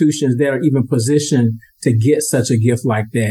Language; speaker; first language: English; native; English